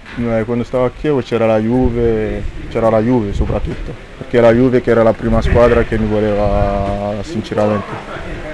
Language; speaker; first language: Italian; non-native, fluent; French